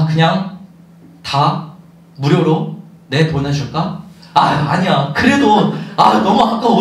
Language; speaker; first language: Korean; native; Korean